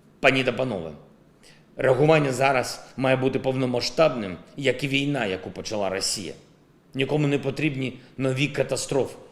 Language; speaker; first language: Ukrainian; non-native, local second language; Russian